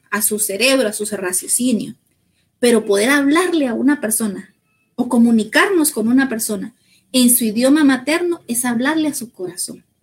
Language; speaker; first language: Spanish; native; Spanish